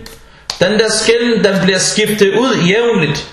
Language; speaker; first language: Danish; early bilingual, other home language; Arabic